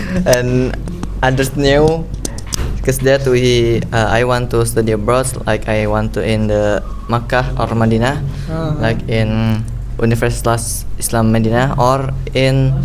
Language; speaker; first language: English; non-native, learner; Indonesian